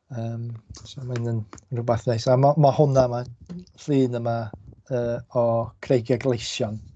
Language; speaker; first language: Welsh; non-native, local second language; English